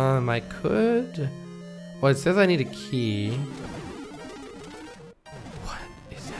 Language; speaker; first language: English; native; English